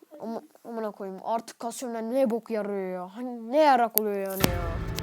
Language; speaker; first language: Turkish; native; Turkish